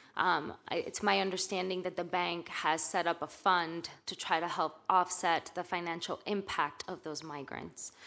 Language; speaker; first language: English; native; English